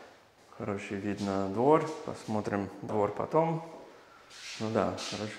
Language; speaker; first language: Russian; non-native, learner; English